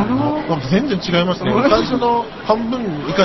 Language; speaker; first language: Japanese; native; Japanese